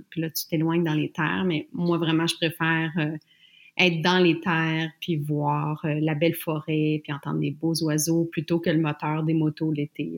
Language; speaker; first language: French; native; French